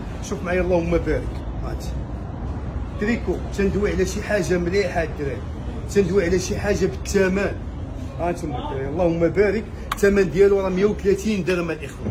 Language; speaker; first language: Arabic; native; Arabic